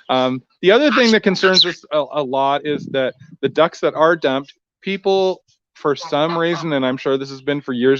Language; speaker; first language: English; native; English